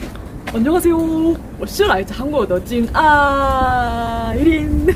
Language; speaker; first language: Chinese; non-native, learner; Korean